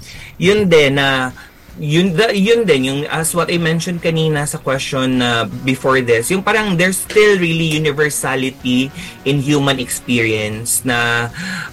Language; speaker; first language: Filipino; native; Filipino